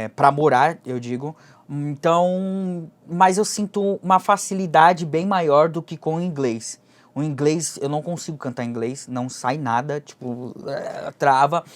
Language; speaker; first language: Portuguese; early bilingual, other home language; Japanese